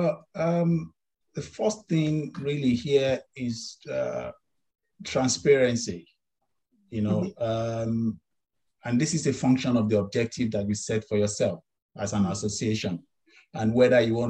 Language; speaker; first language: English; non-native, local second language; Yoruba